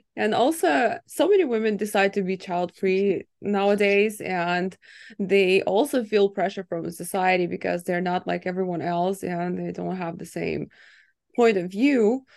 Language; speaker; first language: English; non-native, fluent; Ukrainian